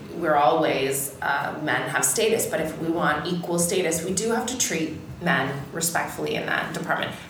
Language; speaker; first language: English; native; English